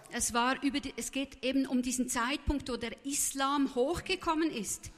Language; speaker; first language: German; native; German